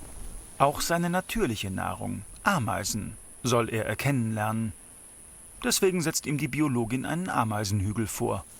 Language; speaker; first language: German; native; German